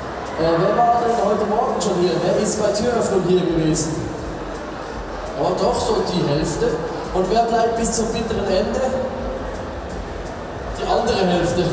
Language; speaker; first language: German; native; German